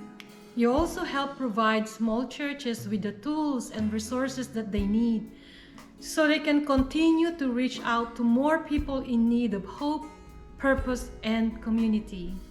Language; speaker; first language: English; non-native, local second language; Filipino